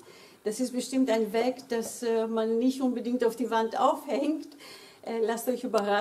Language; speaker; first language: German; early bilingual, other home language; Greek